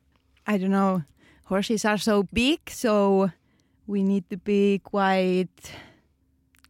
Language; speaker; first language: English; non-native, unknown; Finnish